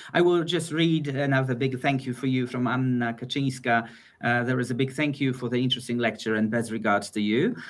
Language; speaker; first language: English; non-native, fluent; Polish